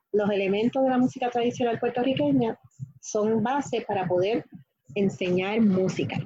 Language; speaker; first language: Spanish; native; Spanish